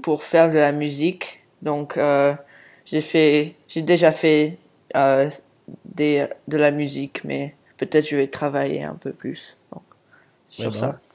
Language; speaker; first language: French; non-native, fluent; English